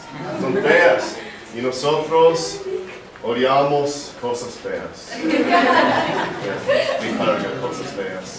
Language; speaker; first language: Spanish; non-native, learner; English